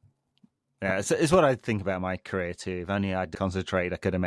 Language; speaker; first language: English; native; English